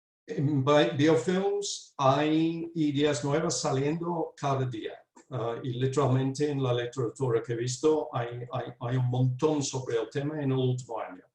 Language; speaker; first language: Spanish; non-native, fluent; English